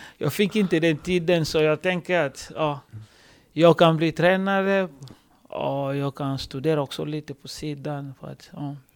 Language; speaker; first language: Swedish; non-native, fluent; Lingala